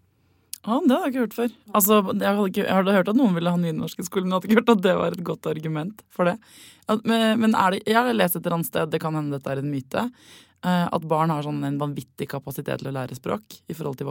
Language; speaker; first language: Norwegian; native; Norwegian